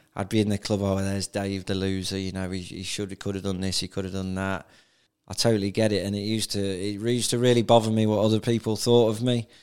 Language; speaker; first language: English; native; English